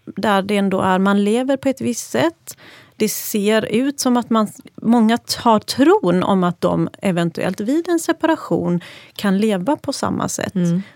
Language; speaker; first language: Swedish; early bilingual, other home language; Persian